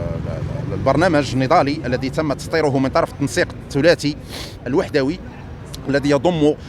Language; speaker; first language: Arabic; native; Arabic